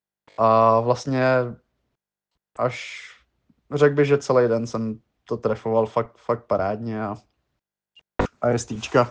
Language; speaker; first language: Czech; native; Czech